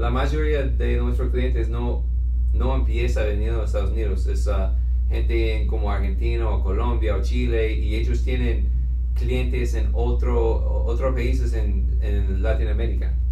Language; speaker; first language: Spanish; non-native, fluent; English